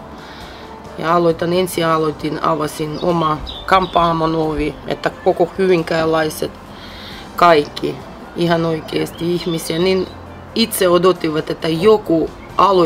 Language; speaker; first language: Finnish; non-native, learner; Ukrainian